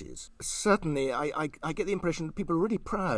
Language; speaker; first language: English; native; English